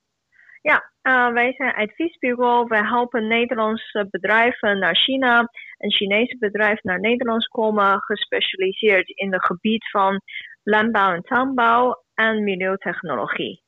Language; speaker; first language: Dutch; non-native, fluent; Chinese